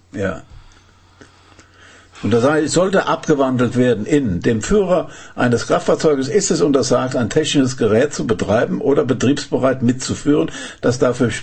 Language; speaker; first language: German; native; German